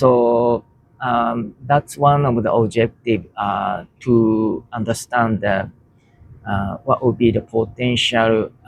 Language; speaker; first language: English; non-native, learner; Japanese